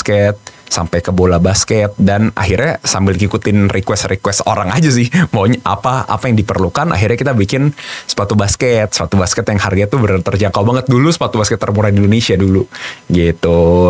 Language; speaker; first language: Indonesian; native; Indonesian